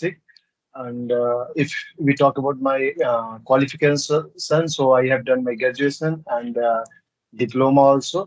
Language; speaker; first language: English; non-native, learner; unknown